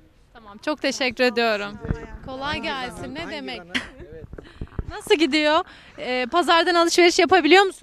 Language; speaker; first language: Turkish; native; Turkish